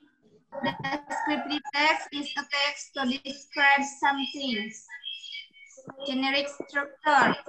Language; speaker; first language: English; non-native, learner; Indonesian